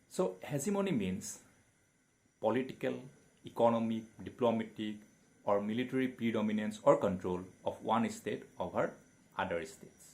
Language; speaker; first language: English; non-native, local second language; Assamese